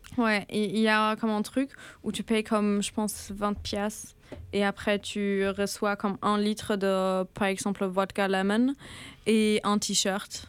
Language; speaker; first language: French; non-native, fluent; German